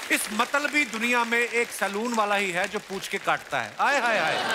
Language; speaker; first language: Hindi; native; Hindi